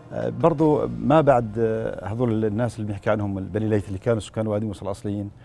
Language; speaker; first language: Arabic; native; Arabic